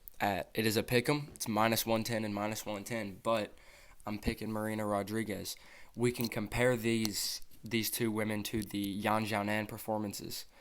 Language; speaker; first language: English; native; English